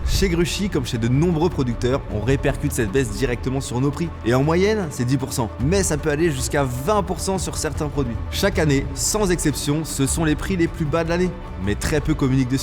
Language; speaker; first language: French; native; French